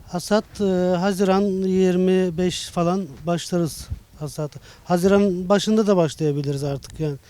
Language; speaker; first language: Turkish; native; Turkish